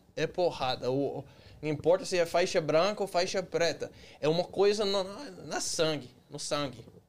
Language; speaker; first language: Portuguese; non-native, fluent; English